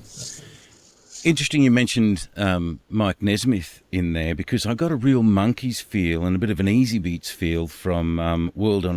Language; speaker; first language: English; native; English